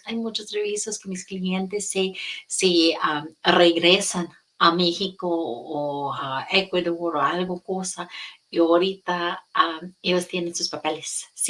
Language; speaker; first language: Spanish; non-native, fluent; English